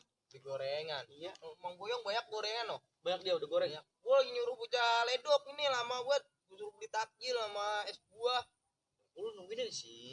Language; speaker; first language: Indonesian; native; Indonesian